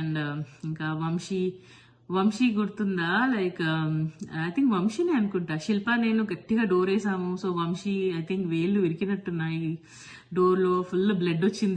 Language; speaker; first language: Telugu; native; Telugu